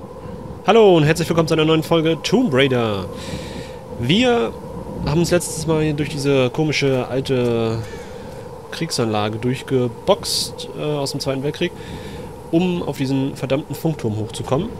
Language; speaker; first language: German; native; German